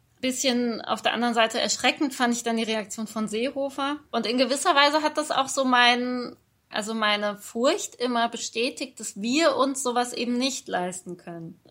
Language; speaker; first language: German; early bilingual, other home language; Persian